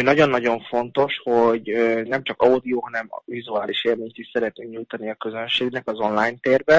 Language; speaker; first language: Hungarian; native; Hungarian